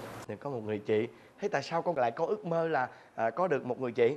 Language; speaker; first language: Vietnamese; native; Vietnamese